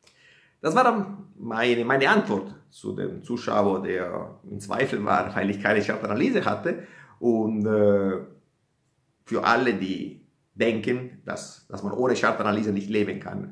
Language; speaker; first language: German; non-native, fluent; Italian